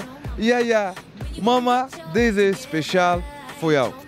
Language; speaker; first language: Dutch; native; Dutch